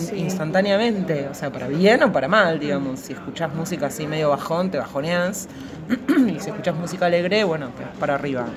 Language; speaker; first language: Spanish; native; Spanish